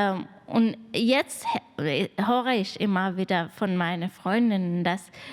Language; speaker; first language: German; non-native, fluent; Persian